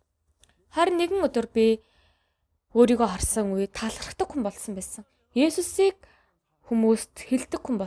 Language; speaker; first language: Mongolian; non-native, fluent; Korean